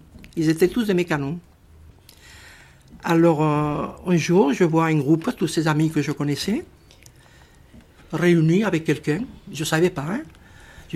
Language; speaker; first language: French; non-native, fluent; Spanish